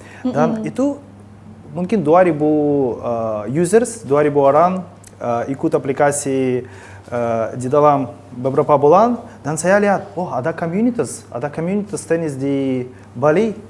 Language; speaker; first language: Indonesian; non-native, learner; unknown